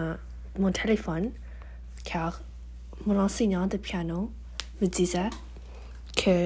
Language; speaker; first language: French; non-native, learner; English